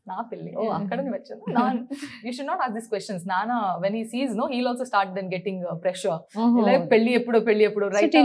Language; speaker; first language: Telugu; non-native, learner; Kannada